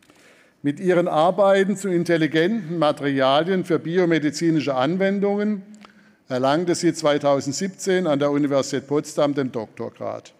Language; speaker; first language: German; native; German